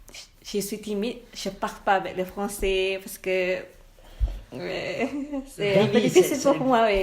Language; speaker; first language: French; non-native, learner; Malay